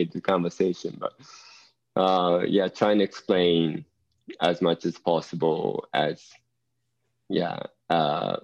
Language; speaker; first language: English; non-native, fluent; Japanese